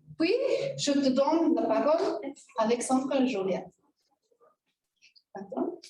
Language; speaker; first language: French; non-native, fluent; German